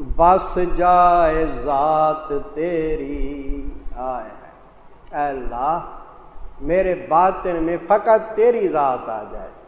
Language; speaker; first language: Urdu; native; Urdu